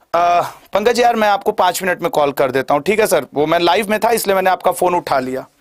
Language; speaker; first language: Hindi; native; Hindi